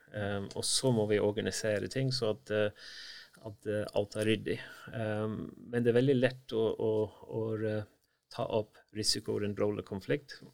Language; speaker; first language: Norwegian; non-native, fluent; English